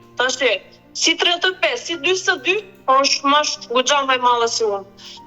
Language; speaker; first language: Albanian; early bilingual, heritage; Albanian